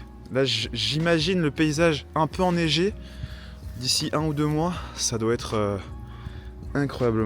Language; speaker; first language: French; native; French